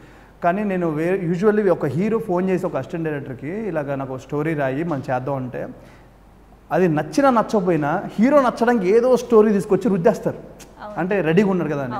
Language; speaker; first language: Telugu; native; Telugu